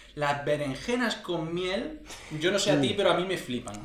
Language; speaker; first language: Spanish; native; Spanish